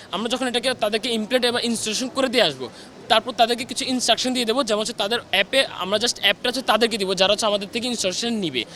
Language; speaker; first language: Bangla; native; Bangla